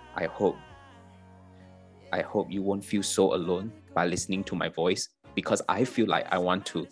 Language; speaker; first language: English; non-native, local second language; Chinese